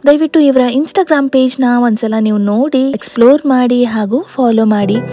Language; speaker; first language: Kannada; non-native, local second language; Konkani